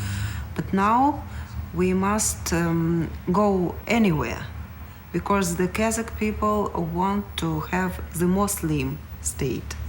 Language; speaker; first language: English; non-native, learner; Russian